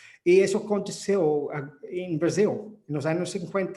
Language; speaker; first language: Portuguese; non-native, fluent; English